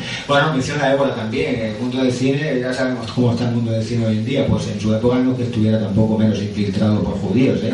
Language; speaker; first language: Spanish; native; Spanish